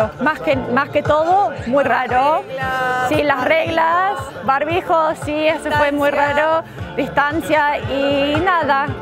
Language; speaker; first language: Spanish; non-native, fluent; English